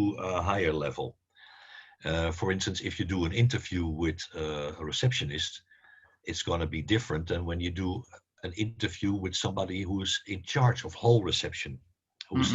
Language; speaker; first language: English; non-native, fluent; Dutch